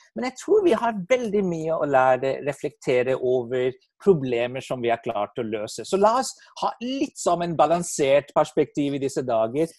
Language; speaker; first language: Norwegian; non-native, fluent; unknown